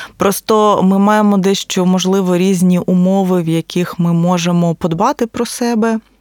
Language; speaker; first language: Ukrainian; native; Ukrainian